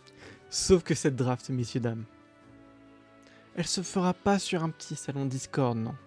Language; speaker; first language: French; native; French